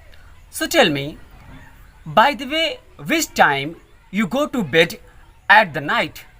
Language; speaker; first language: English; non-native, learner; Hindi